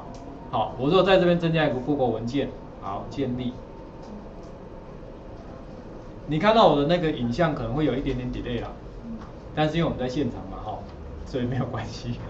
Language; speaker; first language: Chinese; native; Chinese